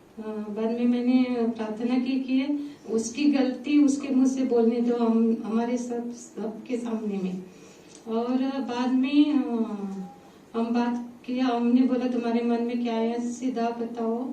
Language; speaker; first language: Hindi; non-native, local second language; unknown